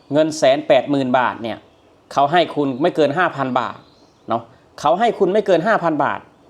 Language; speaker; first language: Thai; native; Thai